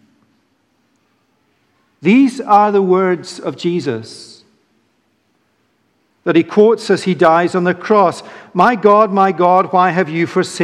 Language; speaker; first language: English; native; English